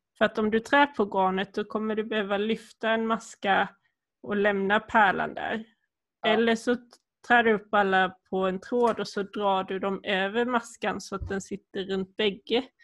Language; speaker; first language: Swedish; native; Swedish